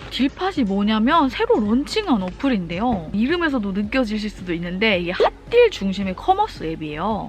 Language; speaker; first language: Korean; native; Korean